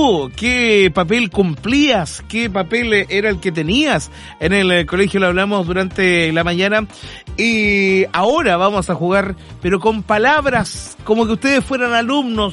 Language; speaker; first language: Spanish; native; Spanish